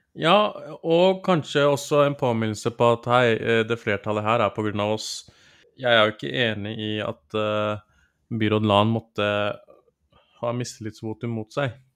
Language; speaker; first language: Norwegian; early bilingual, other home language; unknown